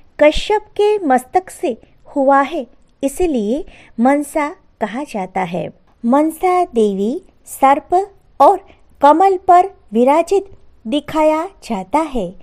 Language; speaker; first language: Hindi; non-native, local second language; Gujarati